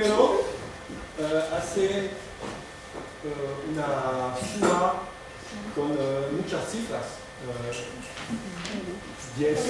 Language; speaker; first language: Spanish; non-native, fluent; French